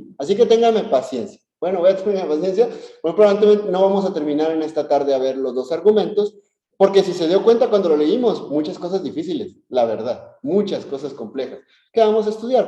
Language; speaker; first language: Spanish; native; Spanish